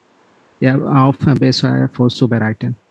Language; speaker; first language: German; non-native, learner; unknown